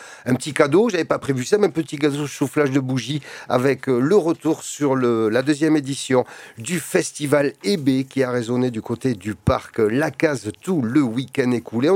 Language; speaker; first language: French; native; French